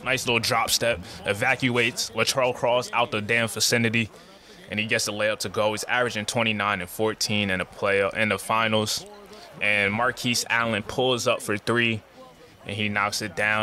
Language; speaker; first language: English; native; English